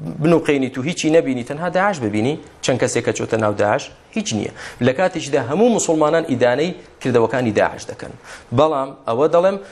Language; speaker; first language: Central Kurdish; native; Central Kurdish